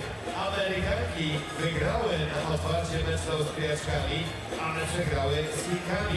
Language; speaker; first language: Polish; native; Polish